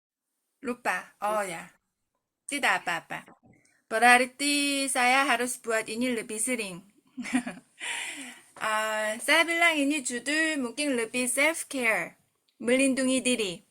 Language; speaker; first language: Indonesian; non-native, fluent; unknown